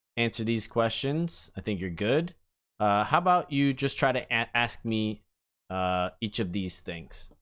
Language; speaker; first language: English; native; English